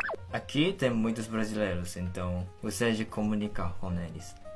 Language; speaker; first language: Portuguese; non-native, fluent; Japanese